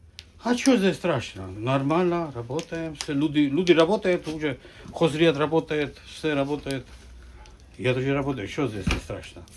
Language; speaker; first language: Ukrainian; non-native, learner; Georgian